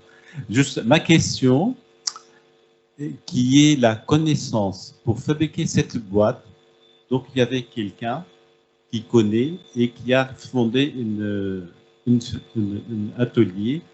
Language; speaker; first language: French; non-native, fluent; Arabic